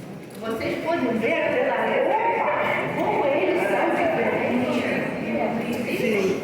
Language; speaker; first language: Portuguese; non-native, fluent; Russian